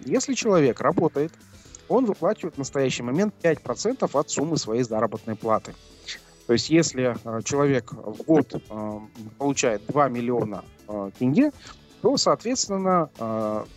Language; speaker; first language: Russian; native; Russian